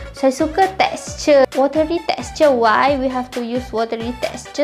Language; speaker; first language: English; non-native, local second language; Malay